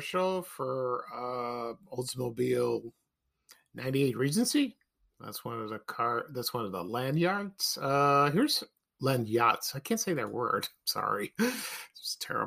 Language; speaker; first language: English; native; English